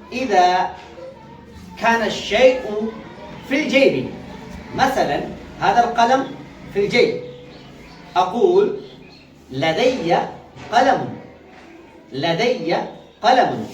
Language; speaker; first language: Arabic; non-native, fluent; Urdu